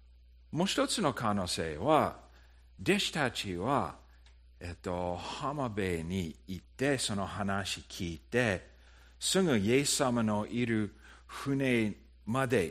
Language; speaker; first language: Japanese; non-native, fluent; English